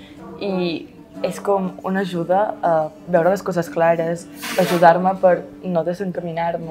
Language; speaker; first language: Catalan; non-native, local second language; Spanish